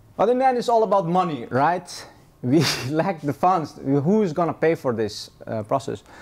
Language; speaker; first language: English; non-native, fluent; Persian